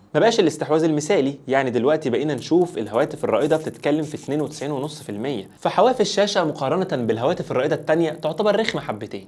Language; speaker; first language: Arabic; native; Arabic